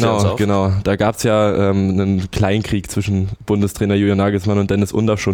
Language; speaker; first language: German; native; German